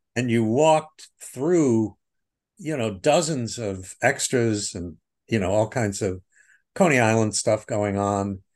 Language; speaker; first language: English; native; English